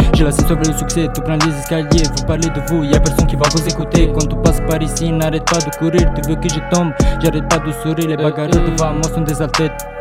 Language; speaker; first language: French; non-native, learner; Romanian